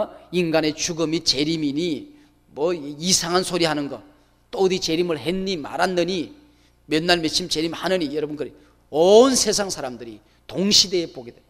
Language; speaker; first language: Korean; native; Korean